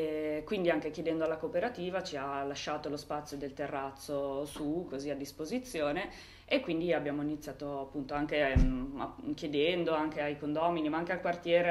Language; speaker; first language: Italian; native; Italian